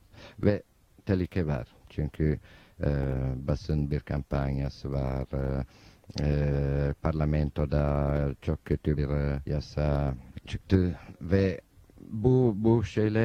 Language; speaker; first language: Turkish; non-native, fluent; Italian